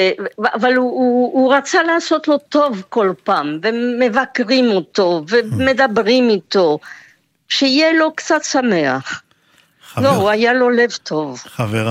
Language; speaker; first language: Hebrew; non-native, fluent; French